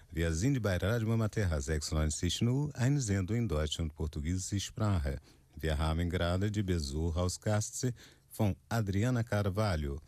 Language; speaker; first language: German; non-native, fluent; Portuguese